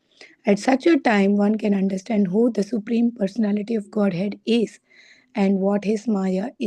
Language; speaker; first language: English; non-native, fluent; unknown